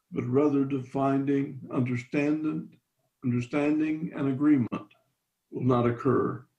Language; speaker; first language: English; native; English